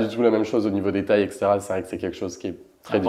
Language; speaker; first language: French; native; French